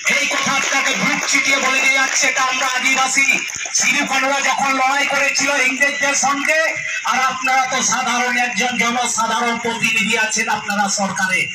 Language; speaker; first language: Bangla; non-native, local second language; Santali